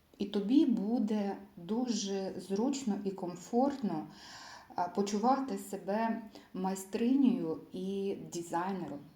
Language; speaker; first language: Ukrainian; non-native, local second language; Russian